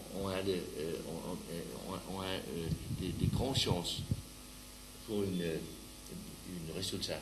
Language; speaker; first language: French; non-native, learner; Danish